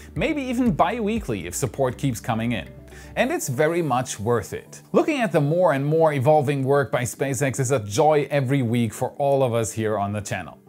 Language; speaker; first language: English; non-native, fluent; German